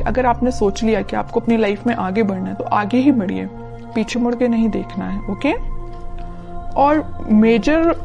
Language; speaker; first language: Hindi; native; Hindi